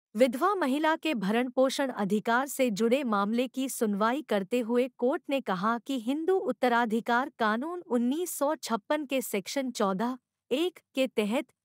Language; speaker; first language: Hindi; non-native, local second language; Marathi